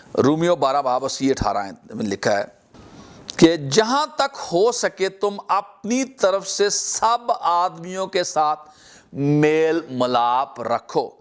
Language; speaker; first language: Urdu; native; Urdu